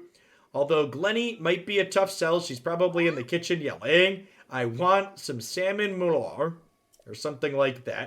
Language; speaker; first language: English; native; English